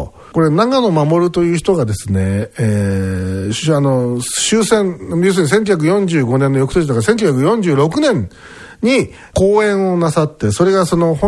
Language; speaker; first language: Japanese; native; Japanese